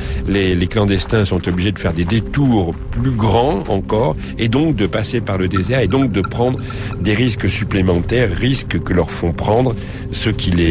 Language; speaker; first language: French; native; French